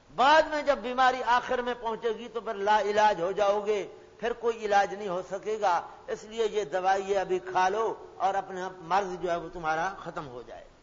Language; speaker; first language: Urdu; non-native, local second language; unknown